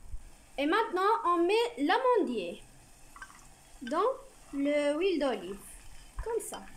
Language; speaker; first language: French; non-native, learner; Arabic